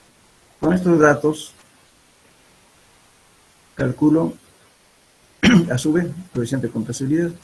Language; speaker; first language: Spanish; native; Spanish